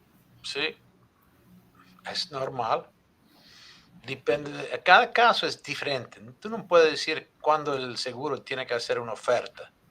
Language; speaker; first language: Spanish; non-native, fluent; Italian